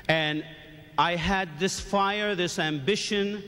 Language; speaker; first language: English; native; English